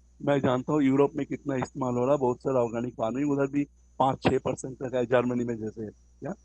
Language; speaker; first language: Hindi; non-native, local second language; Bangla